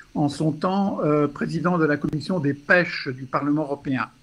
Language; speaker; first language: French; non-native, fluent; English